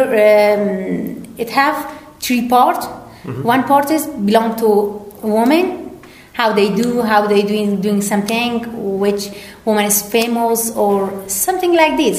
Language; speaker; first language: English; non-native, learner; Persian